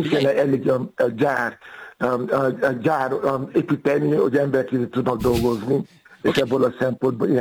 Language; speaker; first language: Hungarian; non-native, fluent; Yoruba